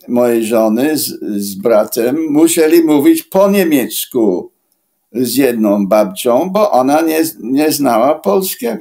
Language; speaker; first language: Polish; non-native, fluent; English